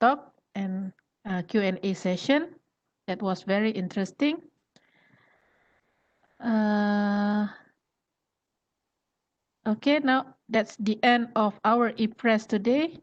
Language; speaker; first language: English; non-native, fluent; Malay